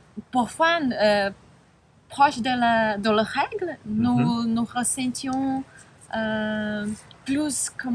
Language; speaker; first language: French; non-native, learner; Spanish